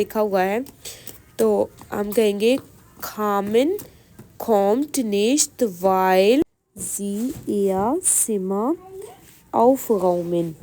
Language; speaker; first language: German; non-native, fluent; Urdu